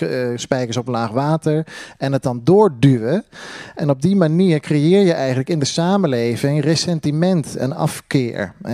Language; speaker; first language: Dutch; native; Dutch